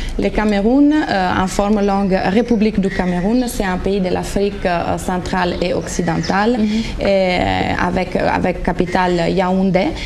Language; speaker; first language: French; non-native, fluent; Italian